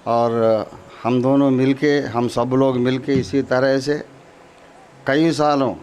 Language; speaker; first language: Hindi; non-native, local second language; Telugu